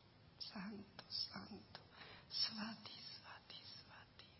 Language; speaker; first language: Czech; non-native, learner; Spanish